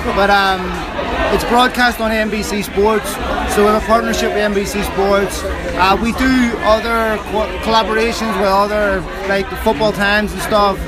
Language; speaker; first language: English; native; English